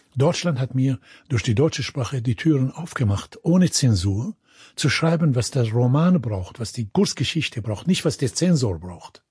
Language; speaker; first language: German; non-native, fluent; Arabic